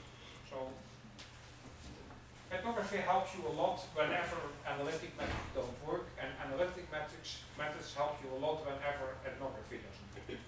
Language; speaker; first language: English; non-native, fluent; Dutch